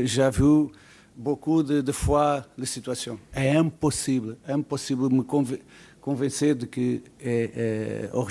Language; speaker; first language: French; non-native, learner; Portuguese